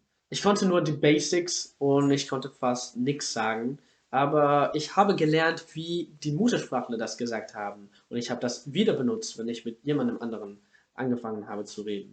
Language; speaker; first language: German; non-native, fluent; Spanish